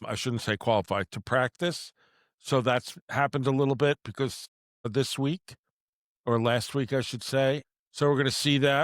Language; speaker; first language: English; native; English